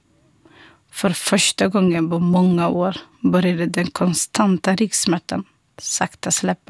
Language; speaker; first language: Swedish; non-native, fluent; Somali